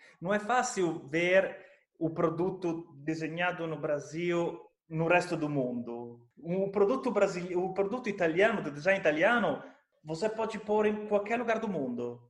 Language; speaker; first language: Portuguese; non-native, fluent; Italian